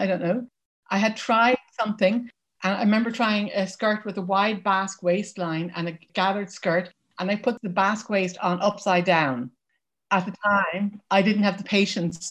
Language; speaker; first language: English; native; English